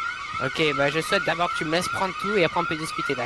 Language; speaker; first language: French; native; French